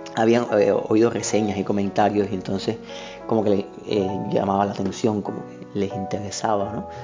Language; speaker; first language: Spanish; native; Spanish